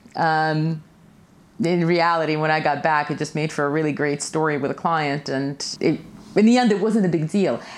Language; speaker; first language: English; early bilingual, other home language; Russian